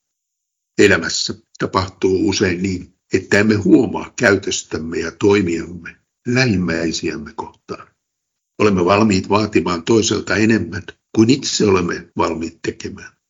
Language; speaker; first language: Finnish; native; Finnish